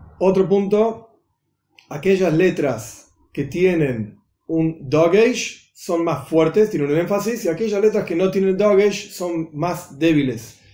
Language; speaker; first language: Spanish; native; Spanish